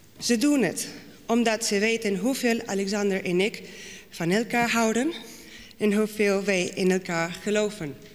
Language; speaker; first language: Dutch; non-native, fluent; Spanish